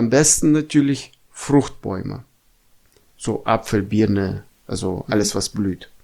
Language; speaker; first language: German; non-native, fluent; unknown